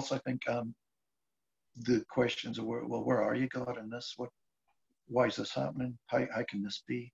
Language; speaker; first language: English; native; English